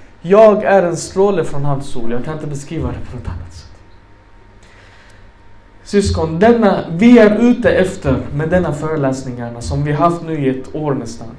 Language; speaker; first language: Swedish; non-native, fluent; Arabic